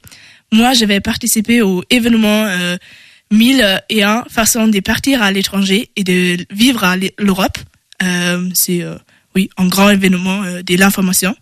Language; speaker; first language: French; non-native, learner; German